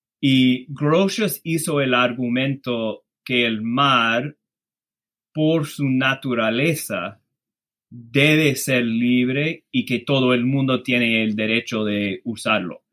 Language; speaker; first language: Spanish; non-native, fluent; English